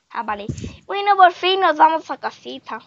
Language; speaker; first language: Spanish; native; Spanish